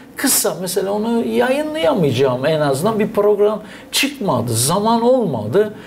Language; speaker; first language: Turkish; native; Turkish